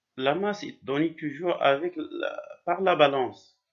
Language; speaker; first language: French; non-native, local second language; Arabic